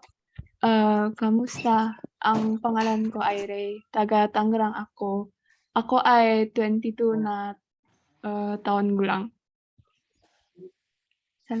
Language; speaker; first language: Filipino; non-native, learner; Indonesian